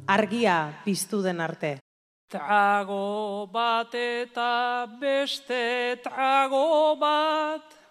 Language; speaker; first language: Spanish; non-native, local second language; Basque